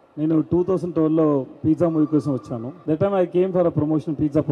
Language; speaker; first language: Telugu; non-native, learner; Tamil